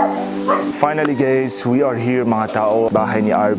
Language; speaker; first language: Filipino; non-native, learner; Arabic